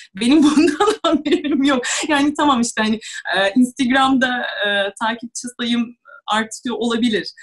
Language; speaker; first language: Turkish; non-native, fluent; Russian